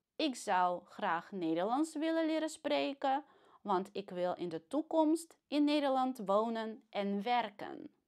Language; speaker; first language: Dutch; non-native, fluent; Russian